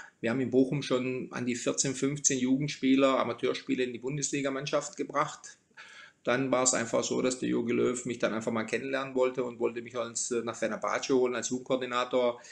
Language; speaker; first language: German; early bilingual, other home language; Croatian